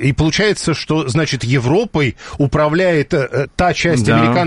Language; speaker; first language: Russian; native; Russian